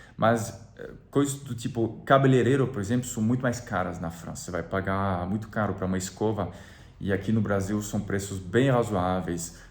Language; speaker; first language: Portuguese; non-native, fluent; French